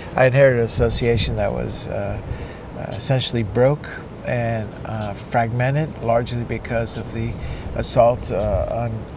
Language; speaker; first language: English; early bilingual, other home language; Spanish